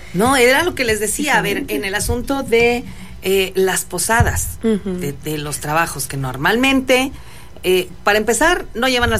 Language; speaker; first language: Spanish; native; Spanish